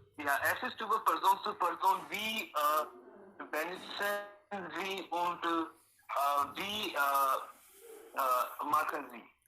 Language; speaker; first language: German; non-native, learner; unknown